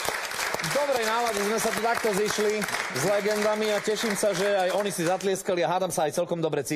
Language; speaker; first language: Slovak; native; Slovak